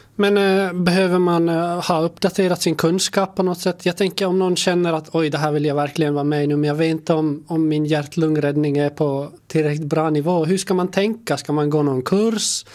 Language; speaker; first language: Swedish; native; Swedish